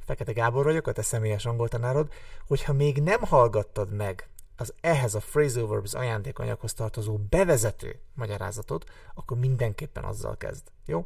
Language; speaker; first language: Hungarian; native; Hungarian